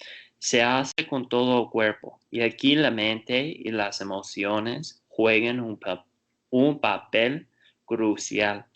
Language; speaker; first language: Spanish; non-native, learner; Portuguese